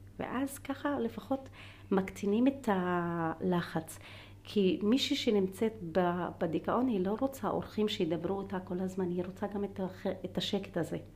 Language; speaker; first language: Hebrew; non-native, local second language; Arabic